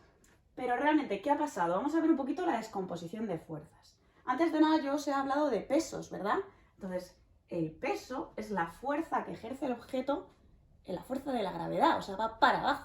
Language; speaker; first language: Spanish; native; Spanish